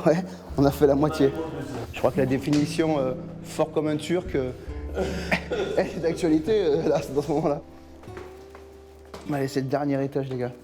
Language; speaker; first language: French; native; French